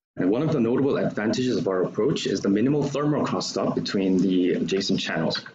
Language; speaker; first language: English; non-native, fluent; Korean